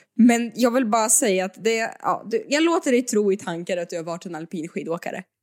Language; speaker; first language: Swedish; native; Swedish